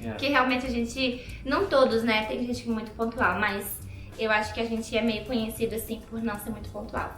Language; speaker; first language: Portuguese; native; Portuguese